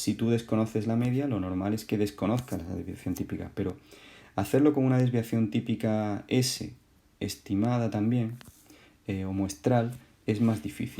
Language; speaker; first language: Spanish; native; Spanish